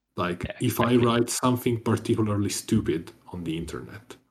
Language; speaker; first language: English; non-native, fluent; Italian